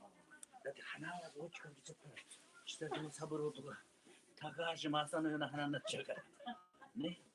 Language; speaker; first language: Japanese; native; Japanese